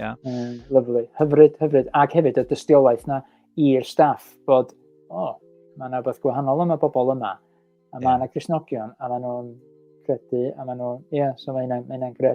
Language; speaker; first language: Welsh; native; Welsh